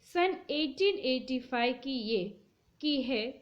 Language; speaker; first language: Hindi; non-native, local second language; Gujarati